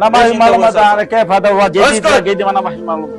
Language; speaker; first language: Arabic; non-native, learner; Bangla